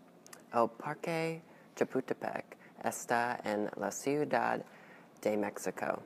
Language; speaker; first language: Spanish; non-native, learner; English